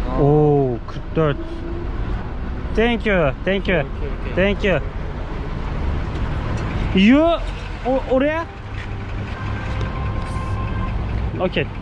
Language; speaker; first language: English; non-native, learner; Turkish